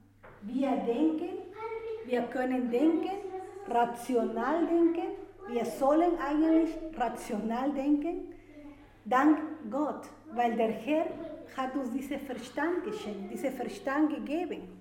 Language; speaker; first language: German; non-native, fluent; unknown